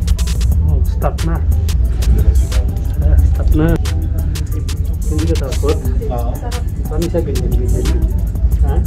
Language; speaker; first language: Filipino; non-native, learner; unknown